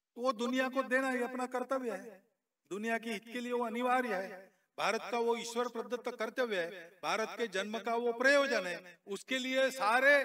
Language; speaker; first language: Hindi; non-native, local second language; Marathi